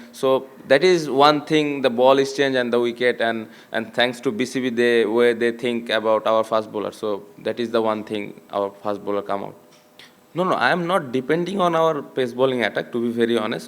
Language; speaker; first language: English; non-native, local second language; Bangla